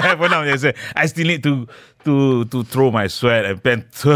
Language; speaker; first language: English; non-native, local second language; Malay